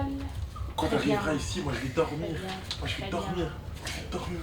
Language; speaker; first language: French; native; French